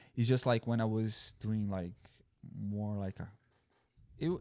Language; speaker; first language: English; non-native, fluent; Portuguese